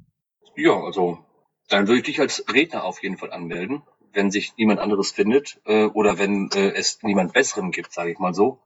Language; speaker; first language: German; native; German